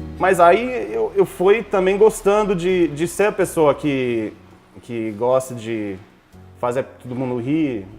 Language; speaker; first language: Portuguese; non-native, fluent; English